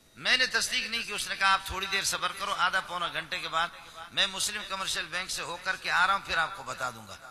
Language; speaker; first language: Urdu; non-native, local second language; Brahui